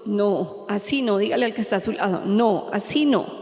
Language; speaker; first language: Spanish; native; Spanish